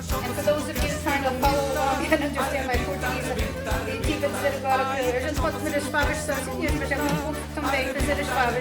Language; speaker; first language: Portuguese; early bilingual, heritage; Portuguese